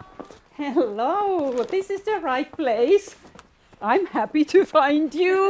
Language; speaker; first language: English; non-native, fluent; Finnish